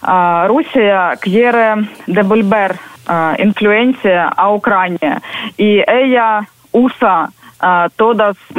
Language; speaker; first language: Spanish; non-native, learner; Ukrainian